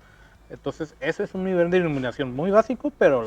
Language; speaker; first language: Spanish; native; Spanish